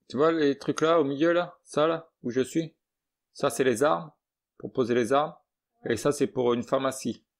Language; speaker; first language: French; native; French